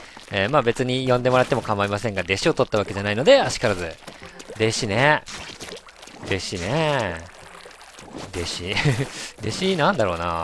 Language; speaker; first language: Japanese; native; Japanese